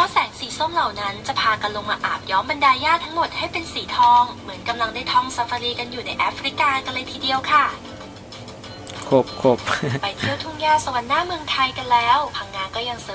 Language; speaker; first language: Thai; native; Thai